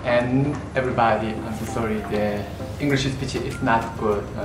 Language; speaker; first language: English; non-native, learner; Korean